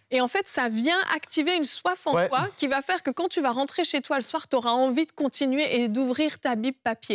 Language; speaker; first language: French; native; French